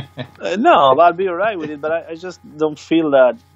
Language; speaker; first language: English; non-native, fluent; Swedish